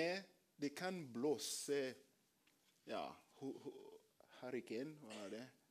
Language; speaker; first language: Norwegian; non-native, fluent; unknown